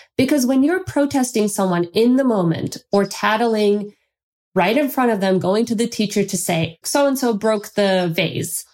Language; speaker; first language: English; non-native, fluent; Turkish